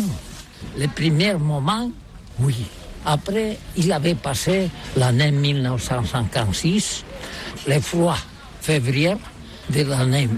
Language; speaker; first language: French; non-native, learner; Catalan